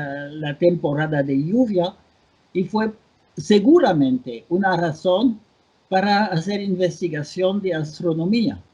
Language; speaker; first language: Spanish; non-native, fluent; French